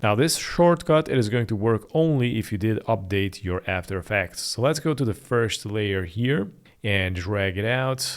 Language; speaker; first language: English; non-native, fluent; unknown